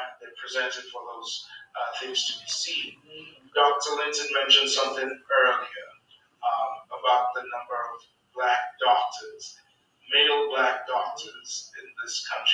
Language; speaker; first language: English; non-native, local second language; Yoruba